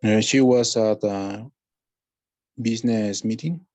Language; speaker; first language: English; non-native, learner; Spanish